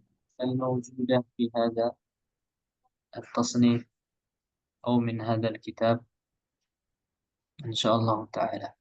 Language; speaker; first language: Arabic; non-native, fluent; Indonesian